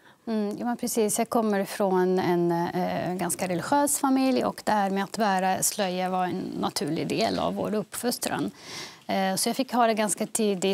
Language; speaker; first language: Swedish; early bilingual, other home language; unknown